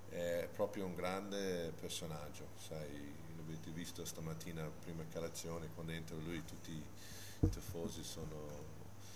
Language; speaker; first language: Italian; non-native, fluent; English